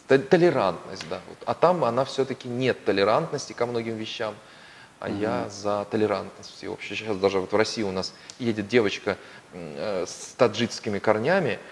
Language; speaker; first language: Russian; native; Russian